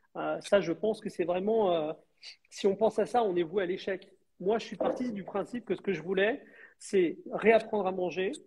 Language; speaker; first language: French; native; French